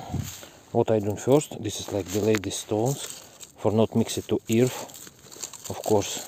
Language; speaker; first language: English; non-native, learner; Russian